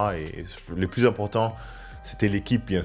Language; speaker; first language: French; non-native, fluent; German